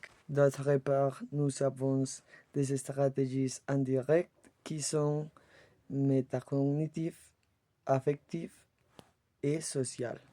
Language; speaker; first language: French; non-native, learner; Spanish